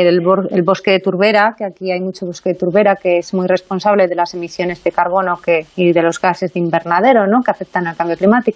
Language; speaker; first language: Spanish; native; Spanish